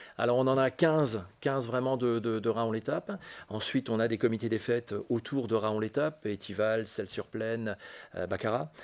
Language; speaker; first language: French; native; French